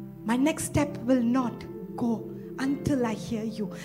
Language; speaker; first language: English; non-native, local second language; Tamil